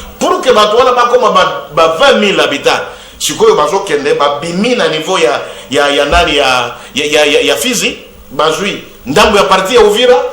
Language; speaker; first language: Lingala; non-native, local second language; Swahili